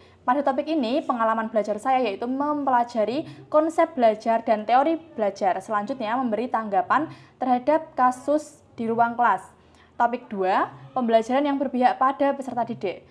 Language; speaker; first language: Indonesian; native; Indonesian